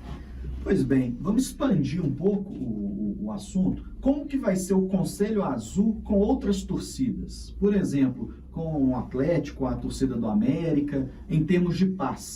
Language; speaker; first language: Portuguese; native; Portuguese